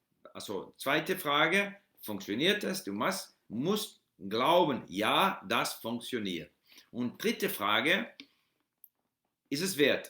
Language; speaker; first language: German; non-native, learner; English